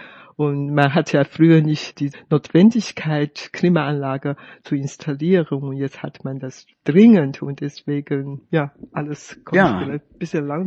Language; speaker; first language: German; non-native, fluent; Chinese